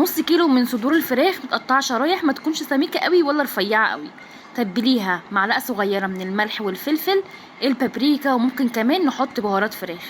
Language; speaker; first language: Arabic; native; Arabic